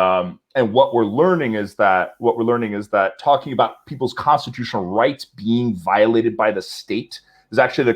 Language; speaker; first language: English; native; English